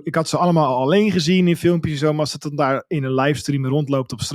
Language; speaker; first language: Dutch; native; Dutch